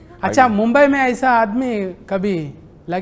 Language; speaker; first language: Hindi; non-native, local second language; Telugu